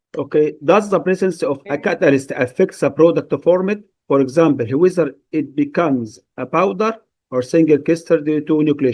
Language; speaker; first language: English; non-native, fluent; Arabic